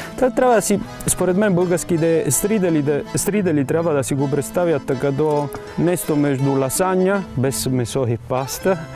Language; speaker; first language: Bulgarian; non-native, fluent; Italian